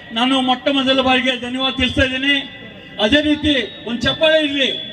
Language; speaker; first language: Kannada; non-native, local second language; Urdu